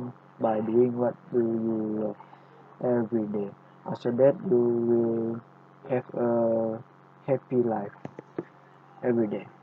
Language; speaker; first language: English; non-native, local second language; Malay